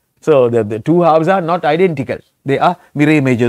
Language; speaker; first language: English; non-native, local second language; Sinhala